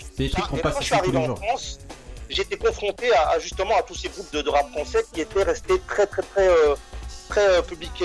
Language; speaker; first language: French; native; French